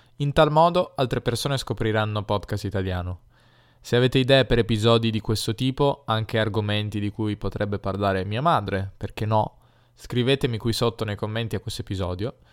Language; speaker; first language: Italian; native; Italian